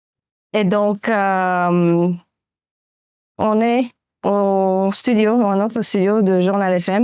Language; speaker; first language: French; non-native, fluent; Romanian